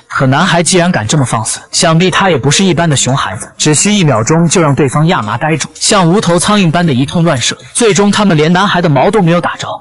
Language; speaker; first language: Chinese; native; Chinese